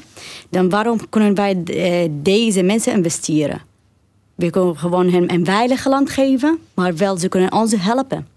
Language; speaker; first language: Dutch; non-native, learner; Arabic